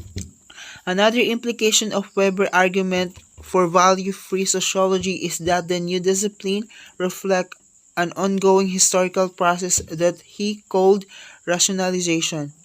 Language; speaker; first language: English; non-native, local second language; Filipino